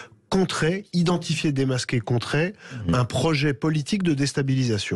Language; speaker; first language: French; native; French